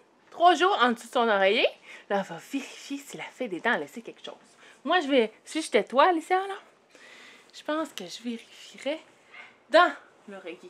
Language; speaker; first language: French; native; French